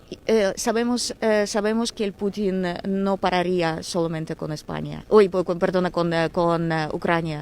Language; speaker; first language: Spanish; non-native, fluent; Ukrainian